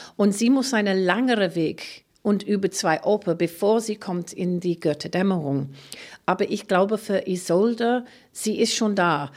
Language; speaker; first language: German; non-native, fluent; English